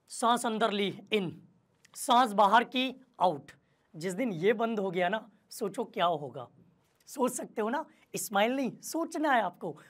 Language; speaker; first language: Hindi; native; Hindi